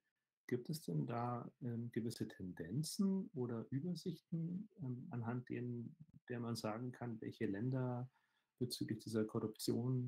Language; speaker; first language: German; native; German